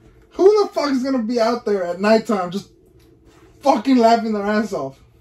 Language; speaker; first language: English; early bilingual, other home language; Spanish